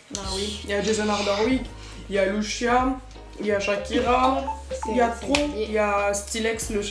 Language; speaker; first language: French; native; French